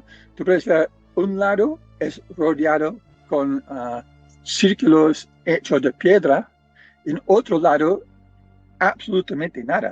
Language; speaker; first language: Spanish; non-native, fluent; English